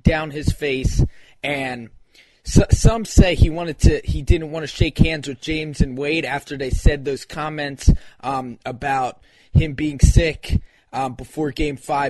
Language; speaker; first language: English; native; English